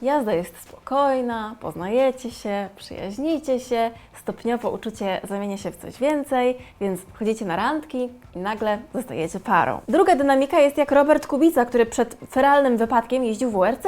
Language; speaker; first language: Polish; native; Polish